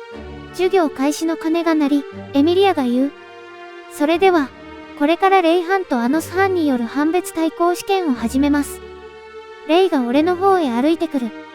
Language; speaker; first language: Japanese; native; Japanese